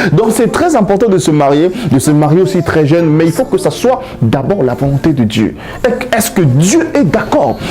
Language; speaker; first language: French; non-native, local second language; Lingala